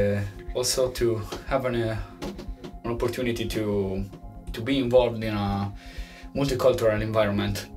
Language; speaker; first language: English; non-native, fluent; Italian